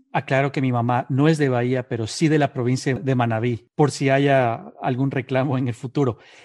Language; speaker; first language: Spanish; native; Spanish